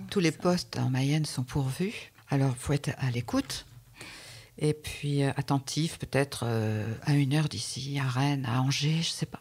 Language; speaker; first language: French; native; French